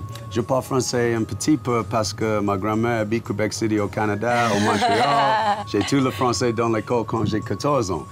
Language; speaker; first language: French; non-native, learner; English